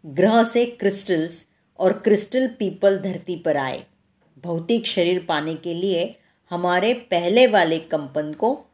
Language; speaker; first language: Hindi; non-native, local second language; Marathi